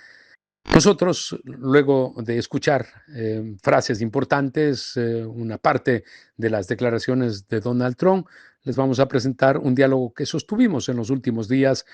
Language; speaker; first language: Spanish; native; Spanish